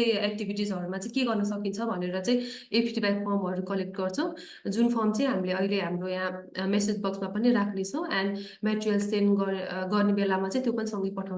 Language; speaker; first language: Nepali; native; Nepali